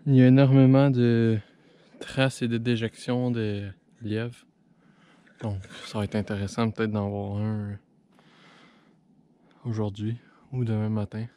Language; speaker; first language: French; native; French